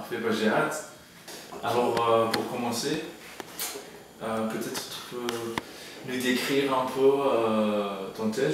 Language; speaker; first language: French; non-native, fluent; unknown